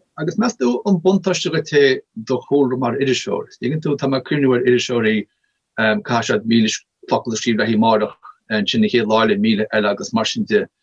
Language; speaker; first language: Irish; native; Irish